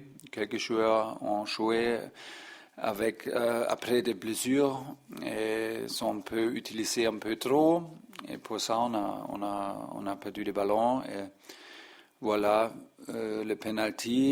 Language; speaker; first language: French; non-native, learner; German